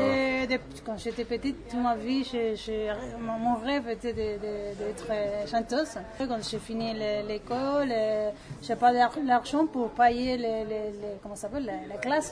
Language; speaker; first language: French; non-native, learner; Spanish